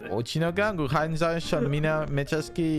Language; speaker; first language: Japanese; non-native, learner; English